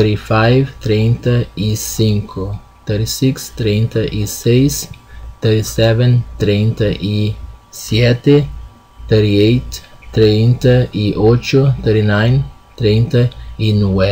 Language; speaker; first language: Spanish; non-native, fluent; Portuguese